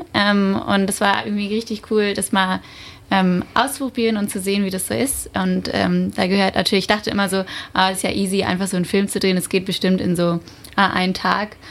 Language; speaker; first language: German; native; German